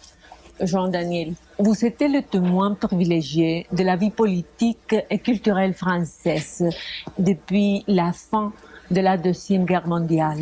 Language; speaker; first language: French; non-native, fluent; Spanish